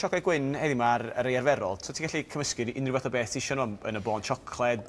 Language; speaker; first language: Welsh; native; Welsh